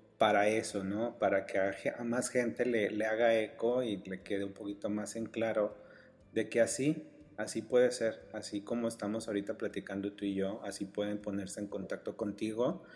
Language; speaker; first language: Spanish; native; Spanish